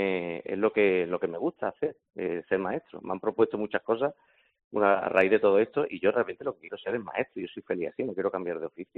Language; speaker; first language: Spanish; native; Spanish